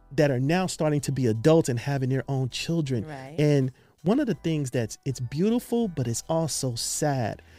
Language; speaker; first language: English; native; English